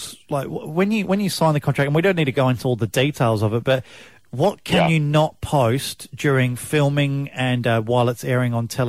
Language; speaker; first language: English; native; English